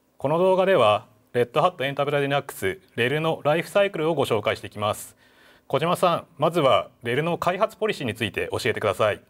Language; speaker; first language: Japanese; native; Japanese